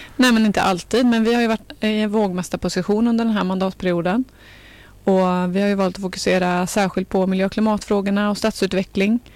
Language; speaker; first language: Swedish; native; Swedish